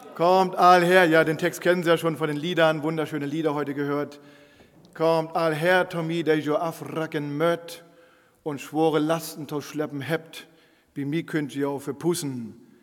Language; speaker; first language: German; non-native, local second language; Low German